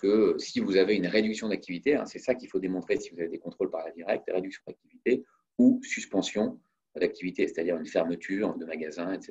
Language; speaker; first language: French; native; French